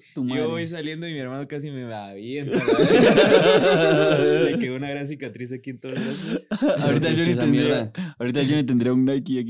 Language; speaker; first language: Spanish; native; Spanish